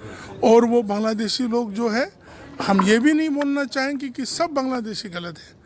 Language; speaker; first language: Hindi; non-native, local second language; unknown